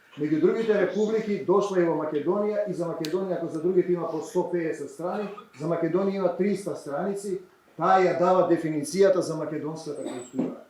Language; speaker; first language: Macedonian; native; Macedonian